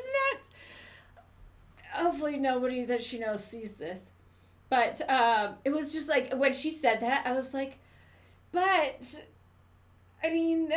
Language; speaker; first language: English; native; English